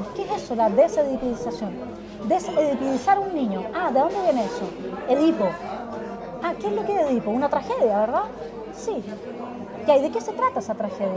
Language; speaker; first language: Spanish; native; Spanish